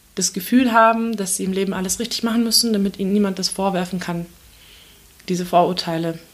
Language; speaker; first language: German; early bilingual, other home language; Turkish